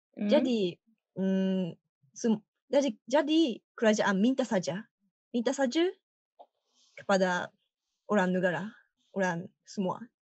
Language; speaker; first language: Indonesian; non-native, learner; Japanese